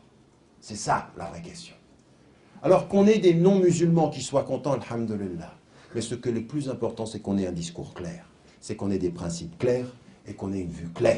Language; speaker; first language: French; native; French